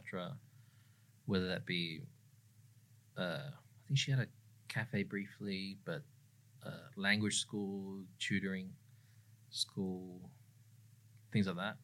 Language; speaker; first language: English; native; English